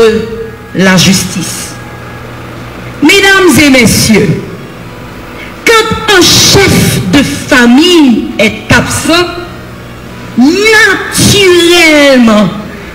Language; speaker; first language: French; non-native, local second language; Haitian Creole